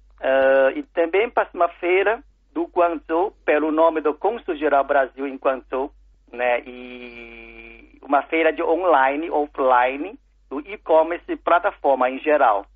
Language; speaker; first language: Portuguese; non-native, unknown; Chinese